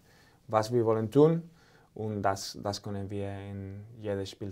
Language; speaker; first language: German; non-native, fluent; Spanish